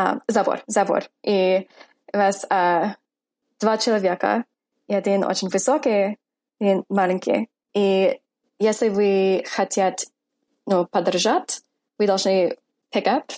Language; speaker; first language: Russian; non-native, fluent; English